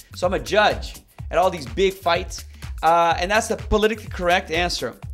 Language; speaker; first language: English; early bilingual, other home language; Portuguese